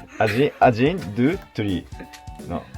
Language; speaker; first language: Russian; non-native, learner; Japanese